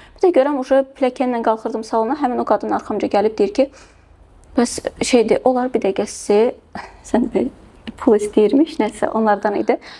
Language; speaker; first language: Azerbaijani; early bilingual, heritage; Azerbaijani